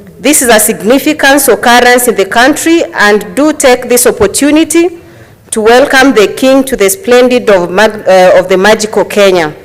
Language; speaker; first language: English; non-native, local second language; Gusii